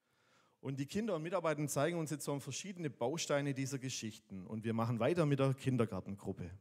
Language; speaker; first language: German; native; German